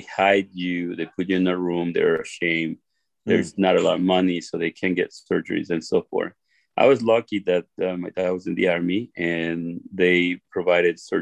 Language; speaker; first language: English; non-native, fluent; Spanish